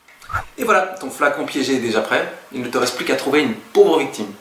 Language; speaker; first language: French; native; French